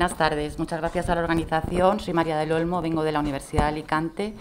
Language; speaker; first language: Spanish; native; Spanish